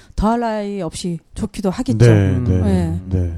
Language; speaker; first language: Korean; native; Korean